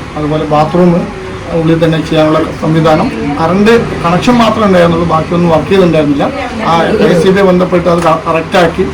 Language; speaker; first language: Malayalam; native; Malayalam